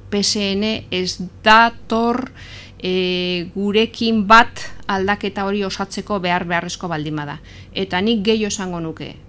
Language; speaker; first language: Basque; non-native, local second language; Spanish